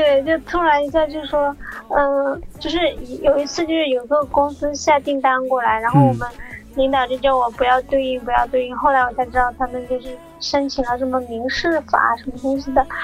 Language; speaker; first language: Chinese; native; Chinese